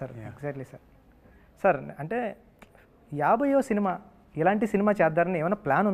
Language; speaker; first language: Telugu; native; Telugu